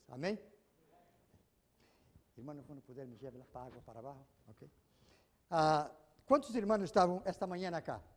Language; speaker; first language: Spanish; non-native, fluent; Portuguese